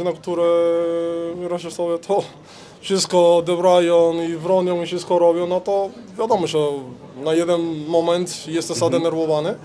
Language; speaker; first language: Polish; non-native, learner; Spanish